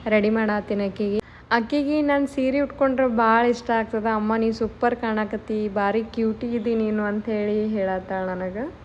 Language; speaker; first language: Kannada; native; Kannada